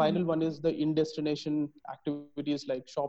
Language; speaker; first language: English; non-native, local second language; Telugu